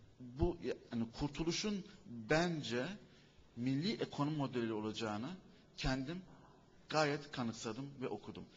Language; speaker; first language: Turkish; native; Turkish